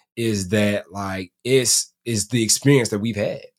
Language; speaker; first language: English; native; English